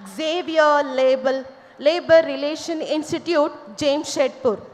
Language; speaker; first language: English; non-native, local second language; Kannada